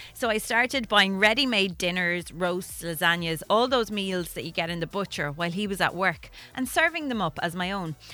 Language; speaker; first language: English; native; English